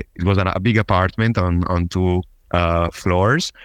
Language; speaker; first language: English; non-native, fluent; Italian